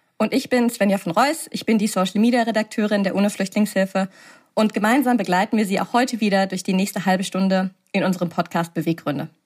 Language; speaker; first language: German; native; German